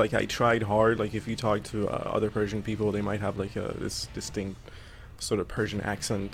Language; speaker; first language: English; non-native, fluent; Persian